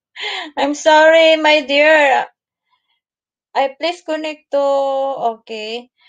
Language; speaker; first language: English; non-native, learner; Filipino